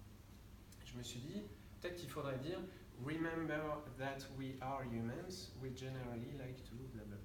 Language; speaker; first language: French; native; French